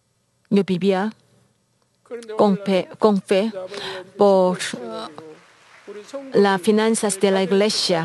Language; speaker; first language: Spanish; non-native, learner; Korean